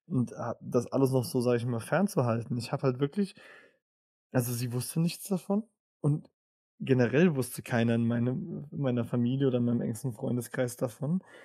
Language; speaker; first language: German; native; German